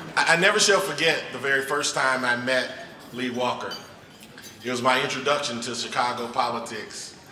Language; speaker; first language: English; native; English